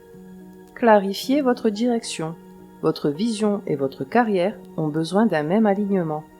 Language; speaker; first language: French; native; French